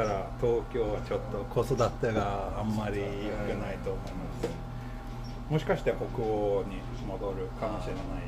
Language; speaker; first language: Japanese; non-native, fluent; Swedish